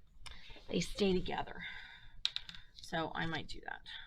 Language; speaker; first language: English; native; English